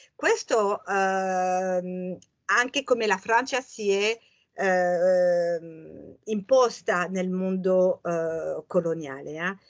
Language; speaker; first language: Italian; non-native, fluent; French